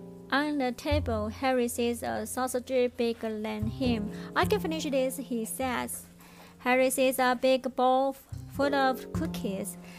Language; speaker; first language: English; non-native, learner; Chinese